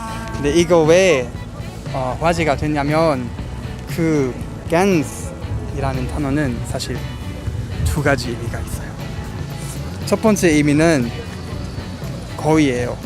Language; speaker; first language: Korean; non-native, fluent; Luxembourgish